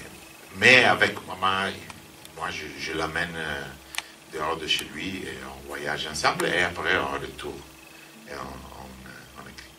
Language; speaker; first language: French; non-native, fluent; Italian